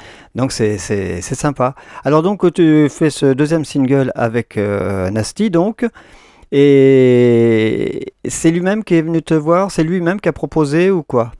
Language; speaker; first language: French; native; French